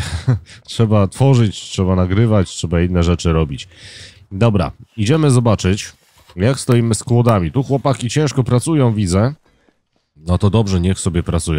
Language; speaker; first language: Polish; native; Polish